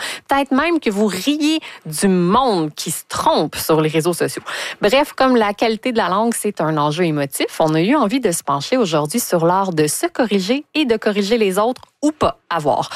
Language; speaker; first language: French; native; French